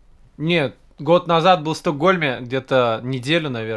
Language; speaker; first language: Russian; native; Russian